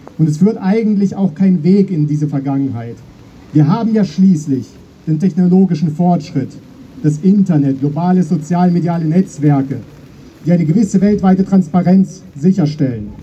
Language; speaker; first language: German; native; German